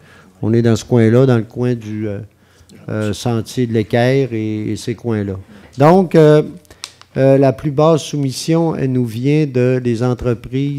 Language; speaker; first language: French; native; French